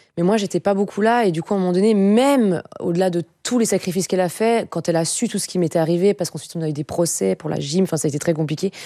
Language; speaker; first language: French; native; French